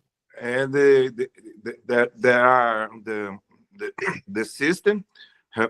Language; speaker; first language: English; non-native, learner; Portuguese